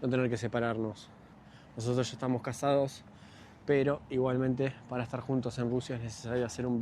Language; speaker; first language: Spanish; native; Spanish